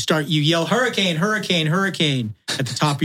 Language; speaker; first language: English; native; English